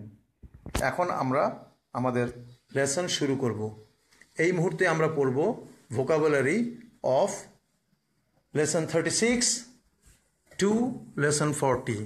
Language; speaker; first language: Bangla; native; Bangla